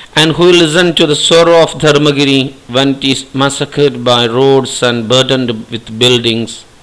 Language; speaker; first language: English; non-native, local second language; Malayalam